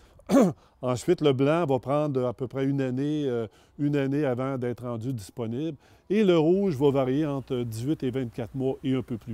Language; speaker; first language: French; native; French